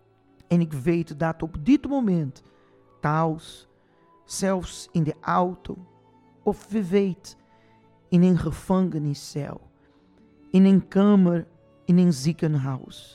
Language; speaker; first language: Dutch; non-native, fluent; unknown